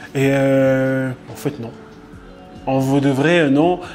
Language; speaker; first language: French; native; French